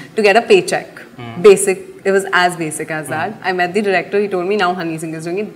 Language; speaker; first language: English; non-native, local second language; Hindi